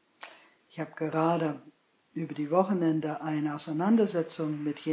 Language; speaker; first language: German; non-native, fluent; English